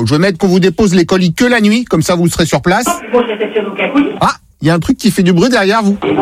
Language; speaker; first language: French; native; French